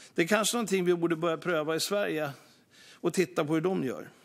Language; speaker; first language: Swedish; native; Swedish